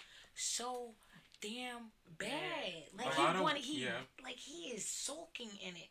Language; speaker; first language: English; native; English